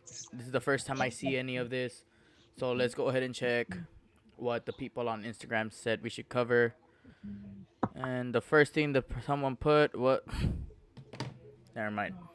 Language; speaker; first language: English; early bilingual, other home language; Spanish